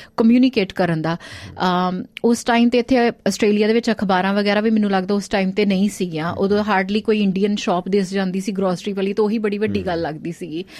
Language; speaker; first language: Punjabi; early bilingual, heritage; Punjabi